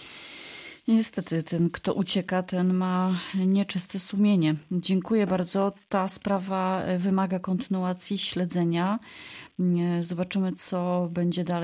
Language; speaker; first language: Polish; native; Polish